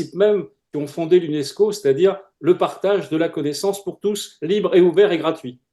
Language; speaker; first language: French; native; French